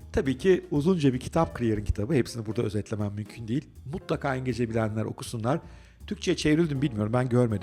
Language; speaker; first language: Turkish; native; Turkish